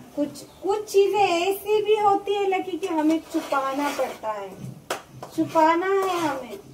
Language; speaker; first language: Hindi; non-native, local second language; Marathi